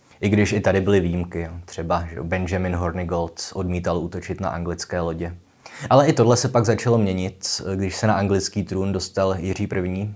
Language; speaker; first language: Czech; native; Czech